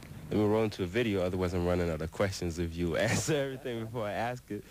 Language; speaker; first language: English; non-native, fluent; German